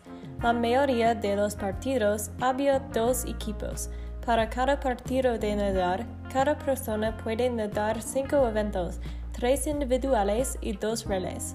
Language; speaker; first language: Spanish; non-native, learner; English